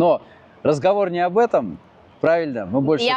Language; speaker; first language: Russian; native; Russian